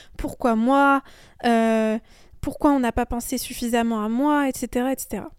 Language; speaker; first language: French; early bilingual, other home language; Persian